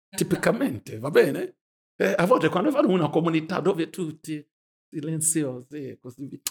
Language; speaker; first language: Italian; non-native, fluent; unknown